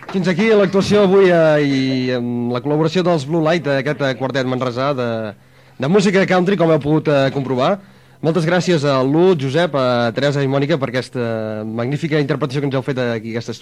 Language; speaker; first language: Catalan; native; Catalan